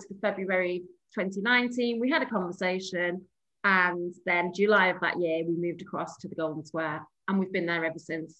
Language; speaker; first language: English; native; English